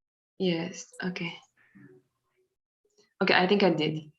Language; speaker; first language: English; non-native, fluent; Turkish